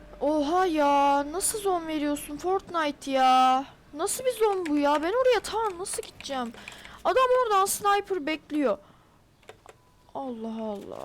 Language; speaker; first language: Turkish; native; Turkish